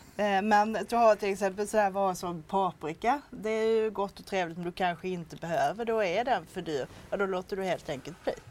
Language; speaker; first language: Swedish; native; Swedish